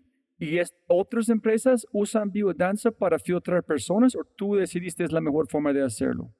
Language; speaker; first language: Spanish; non-native, fluent; English